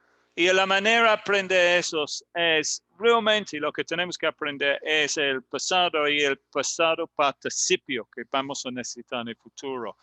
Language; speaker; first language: Spanish; non-native, fluent; English